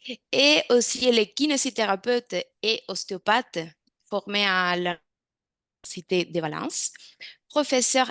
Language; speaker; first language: French; non-native, fluent; Spanish